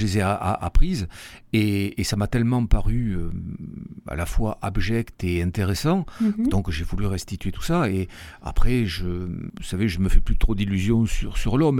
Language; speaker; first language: French; native; French